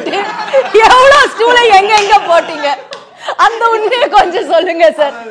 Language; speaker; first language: Tamil; native; Tamil